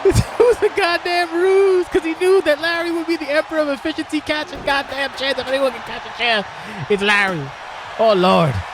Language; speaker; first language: English; native; English